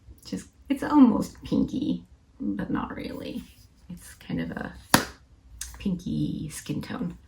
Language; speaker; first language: English; native; English